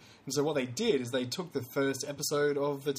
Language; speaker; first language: English; native; English